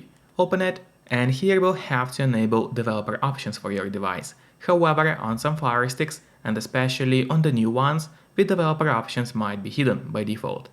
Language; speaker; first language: English; non-native, fluent; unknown